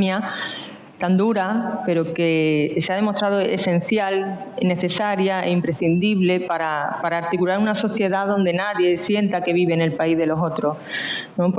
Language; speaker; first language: Spanish; native; Spanish